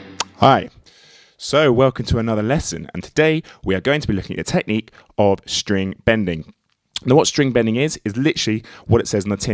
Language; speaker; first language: English; native; English